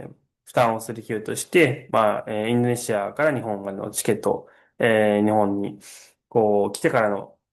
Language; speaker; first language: Japanese; native; Japanese